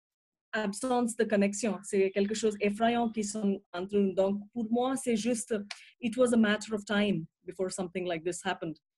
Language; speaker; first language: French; non-native, fluent; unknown